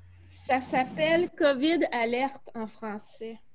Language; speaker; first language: French; native; French